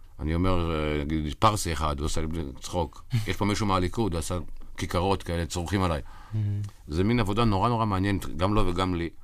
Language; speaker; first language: Hebrew; native; Hebrew